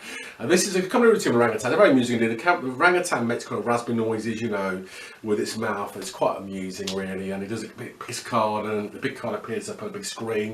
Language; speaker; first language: English; native; English